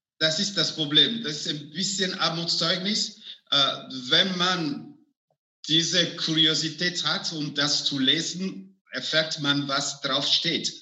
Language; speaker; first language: German; non-native, fluent; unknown